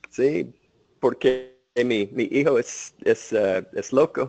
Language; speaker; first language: Spanish; non-native, learner; English